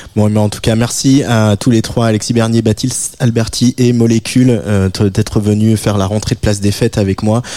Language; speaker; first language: French; native; French